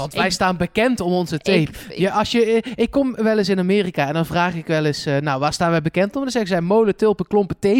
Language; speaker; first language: Dutch; native; Dutch